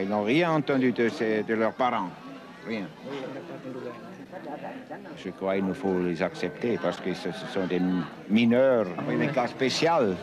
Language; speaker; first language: French; non-native, fluent; Swiss German